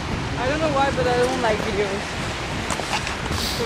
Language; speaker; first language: English; non-native, learner; French